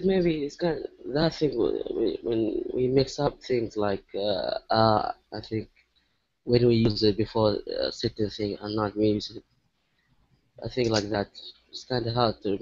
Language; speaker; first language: English; non-native, learner; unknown